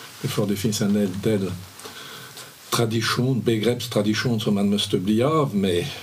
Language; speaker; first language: Swedish; non-native, fluent; French